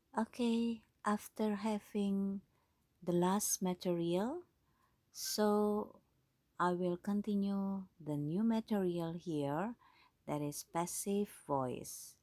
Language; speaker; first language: English; non-native, fluent; Indonesian